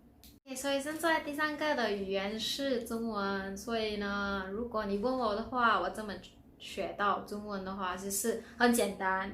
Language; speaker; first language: Chinese; non-native, local second language; Filipino